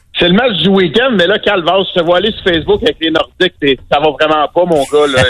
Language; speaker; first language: French; native; French